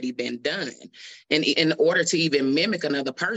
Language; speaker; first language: English; native; English